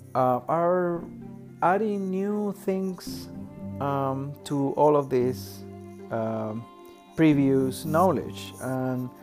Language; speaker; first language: English; non-native, fluent; Spanish